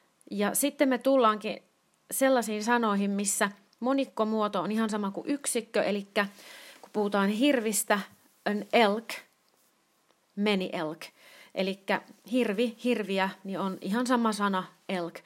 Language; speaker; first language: Finnish; native; Finnish